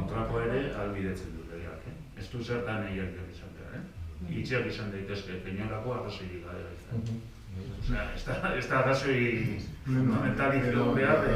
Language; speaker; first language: Basque; native; Basque